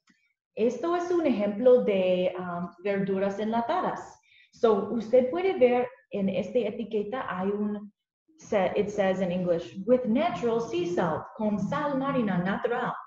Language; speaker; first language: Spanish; non-native, learner; English